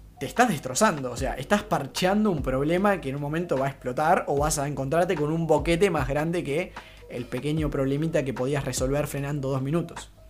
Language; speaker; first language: Spanish; native; Spanish